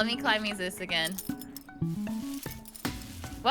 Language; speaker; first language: English; native; English